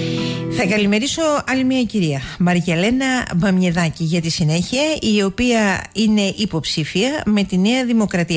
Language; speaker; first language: Greek; native; Greek